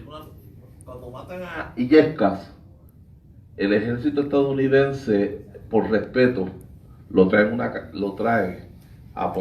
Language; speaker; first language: Spanish; native; Spanish